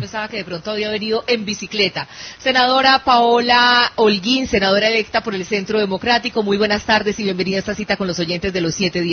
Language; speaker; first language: Spanish; native; Spanish